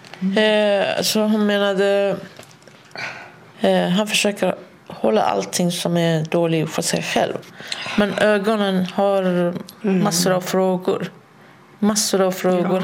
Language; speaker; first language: Swedish; non-native, fluent; Persian